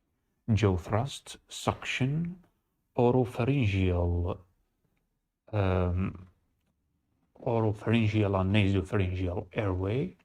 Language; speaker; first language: English; non-native, fluent; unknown